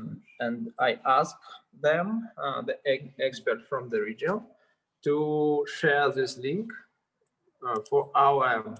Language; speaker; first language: English; non-native, learner; Russian